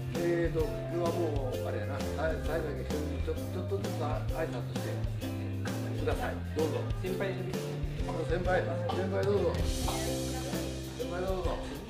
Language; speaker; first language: Japanese; native; Japanese